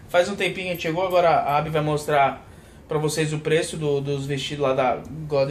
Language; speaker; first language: Portuguese; native; Portuguese